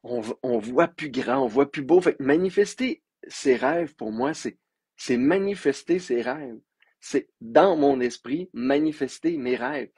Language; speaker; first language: French; native; French